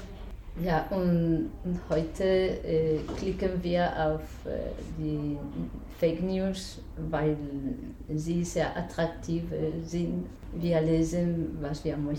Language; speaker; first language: German; non-native, fluent; Spanish